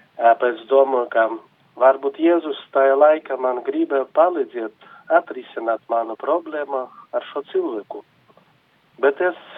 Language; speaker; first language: Latvian; non-native, local second language; Russian